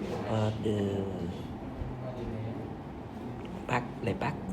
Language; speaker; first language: French; non-native, learner; Khmer